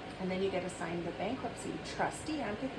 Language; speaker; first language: English; native; English